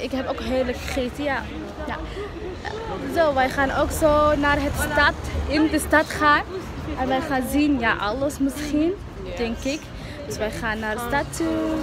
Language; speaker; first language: Dutch; non-native, learner; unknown